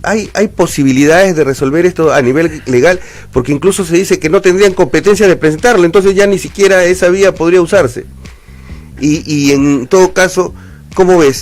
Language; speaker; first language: Spanish; native; Spanish